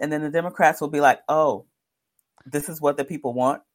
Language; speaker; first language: English; native; English